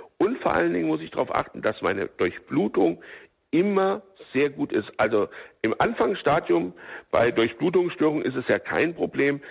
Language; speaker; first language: German; native; German